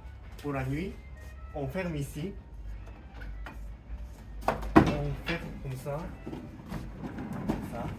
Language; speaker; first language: French; non-native, learner; Japanese